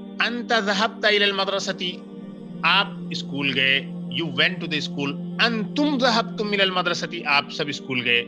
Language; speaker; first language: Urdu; native; Urdu